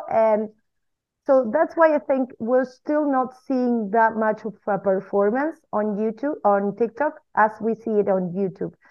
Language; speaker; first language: English; non-native, fluent; Spanish